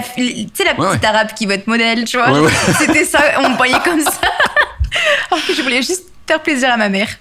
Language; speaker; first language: French; native; French